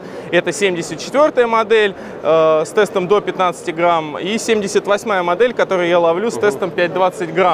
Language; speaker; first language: Russian; native; Russian